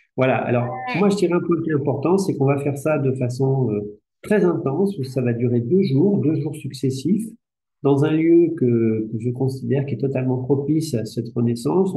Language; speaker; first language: French; native; French